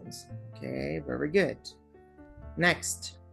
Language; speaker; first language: English; non-native, fluent; Spanish